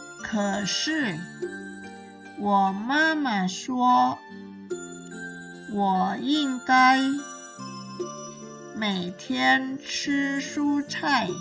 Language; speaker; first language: Chinese; non-native, fluent; Indonesian